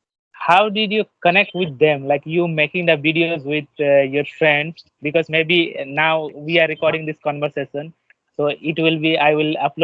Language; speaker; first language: English; non-native, learner; Bangla